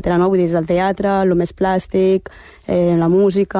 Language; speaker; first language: Catalan; early bilingual, heritage; Catalan